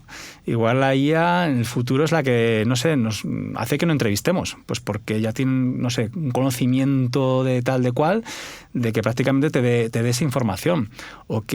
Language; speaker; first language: Spanish; native; Spanish